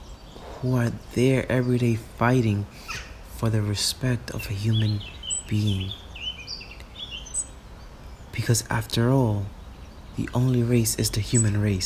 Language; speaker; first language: English; native; English